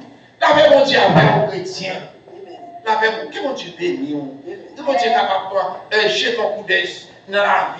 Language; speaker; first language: French; non-native, local second language; Haitian Creole